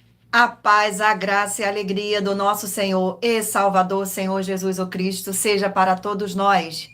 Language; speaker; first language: Portuguese; native; Portuguese